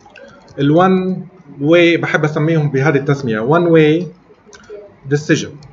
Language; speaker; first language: Arabic; native; Arabic